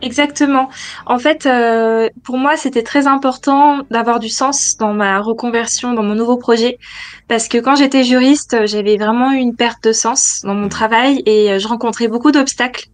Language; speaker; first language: French; native; French